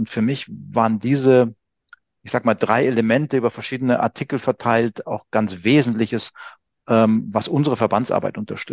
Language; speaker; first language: German; native; German